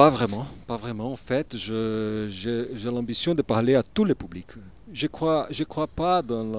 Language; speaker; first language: French; non-native, learner; Portuguese